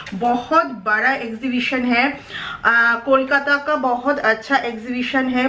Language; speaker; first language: Hindi; non-native, local second language; Bangla